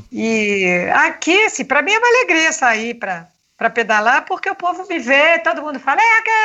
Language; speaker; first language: Portuguese; native; Portuguese